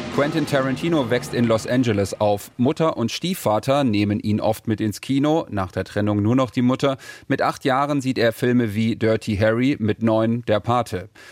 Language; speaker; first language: German; native; German